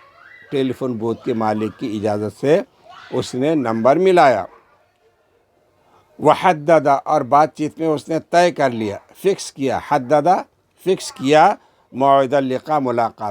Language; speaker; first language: Urdu; native; Urdu